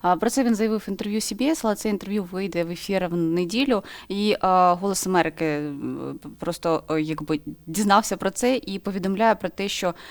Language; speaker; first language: Ukrainian; native; Ukrainian